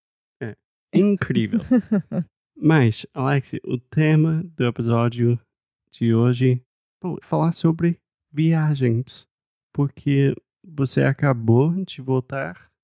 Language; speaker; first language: Portuguese; non-native, fluent; English